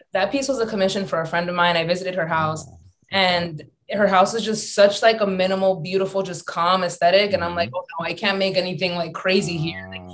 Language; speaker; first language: English; native; English